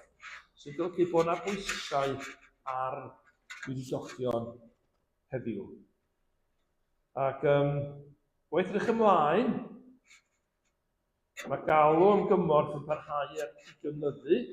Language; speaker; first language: Welsh; native; Welsh